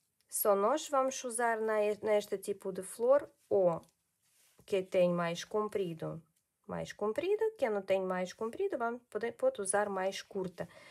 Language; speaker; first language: Portuguese; non-native, learner; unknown